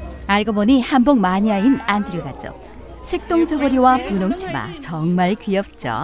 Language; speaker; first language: Korean; native; Korean